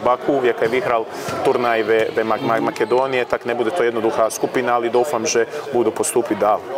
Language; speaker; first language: Czech; non-native, learner; Croatian